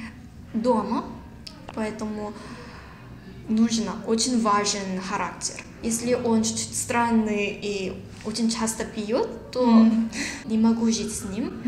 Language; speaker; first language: Russian; non-native, learner; Korean